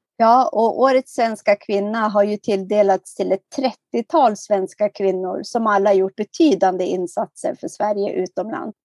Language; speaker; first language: Swedish; native; Swedish